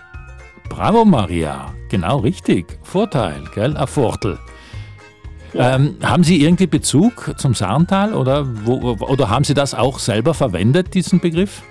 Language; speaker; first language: German; native; German